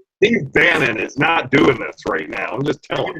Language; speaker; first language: English; native; English